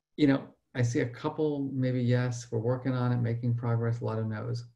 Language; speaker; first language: English; native; English